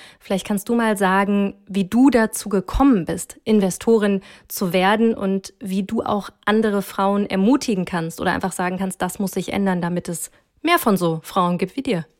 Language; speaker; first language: German; native; German